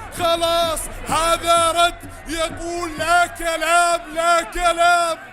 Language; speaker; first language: Arabic; native; Arabic